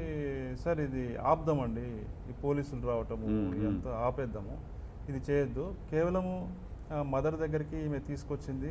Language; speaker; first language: Telugu; native; Telugu